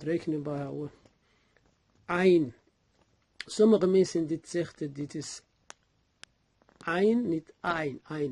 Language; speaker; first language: Dutch; non-native, learner; Somali